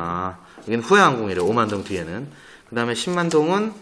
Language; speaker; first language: Korean; native; Korean